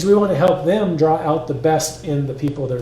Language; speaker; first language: English; native; English